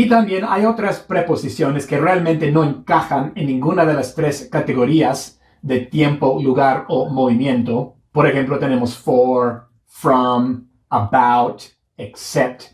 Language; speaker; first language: Spanish; non-native, fluent; English